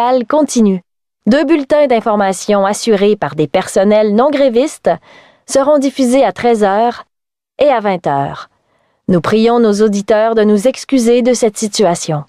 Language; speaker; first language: French; native; French